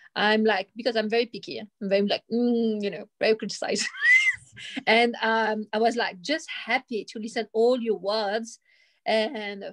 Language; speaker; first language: English; early bilingual, other home language; Arabic